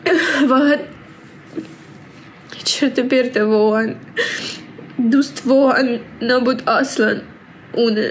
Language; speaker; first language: Persian; early bilingual, heritage; Persian